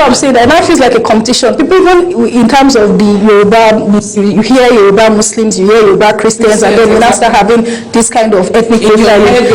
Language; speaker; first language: English; non-native, local second language; Yoruba